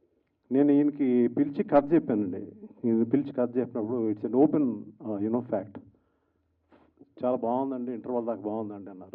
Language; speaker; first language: Telugu; native; Telugu